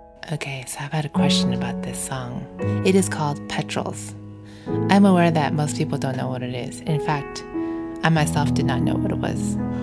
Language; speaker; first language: English; early bilingual, other home language; Chinese